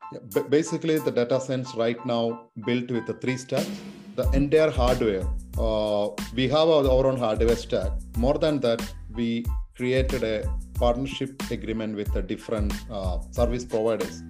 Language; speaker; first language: English; non-native, local second language; Malayalam